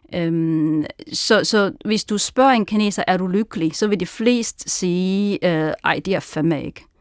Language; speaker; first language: Danish; non-native, fluent; Chinese